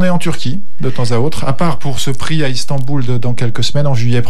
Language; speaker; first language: French; native; French